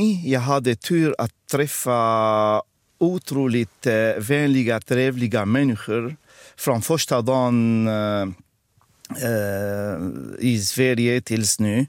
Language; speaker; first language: Swedish; non-native, fluent; Arabic